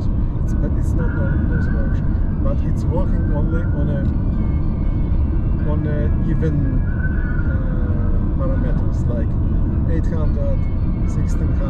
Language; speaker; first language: English; non-native, learner; German